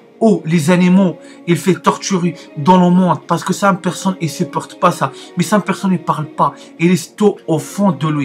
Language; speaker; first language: French; non-native, learner; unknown